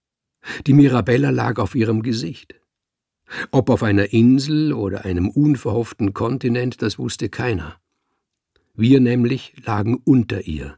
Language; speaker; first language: German; native; German